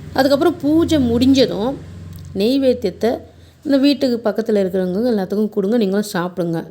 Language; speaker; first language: Tamil; non-native, local second language; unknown